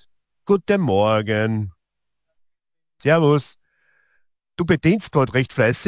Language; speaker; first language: German; native; German